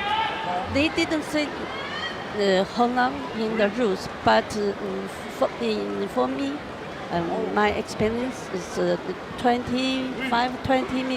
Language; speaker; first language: English; non-native, learner; Chinese